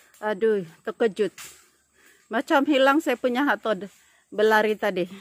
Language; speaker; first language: Malay; non-native, local second language; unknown